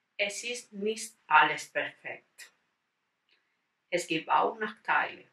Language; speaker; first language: German; non-native, learner; Spanish